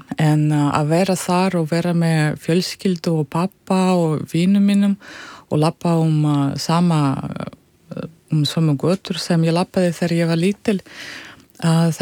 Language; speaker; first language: Icelandic; non-native, fluent; Russian